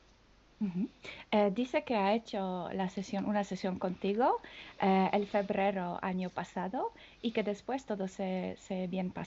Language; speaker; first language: Spanish; non-native, fluent; French